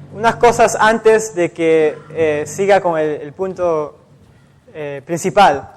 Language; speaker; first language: Spanish; native; Spanish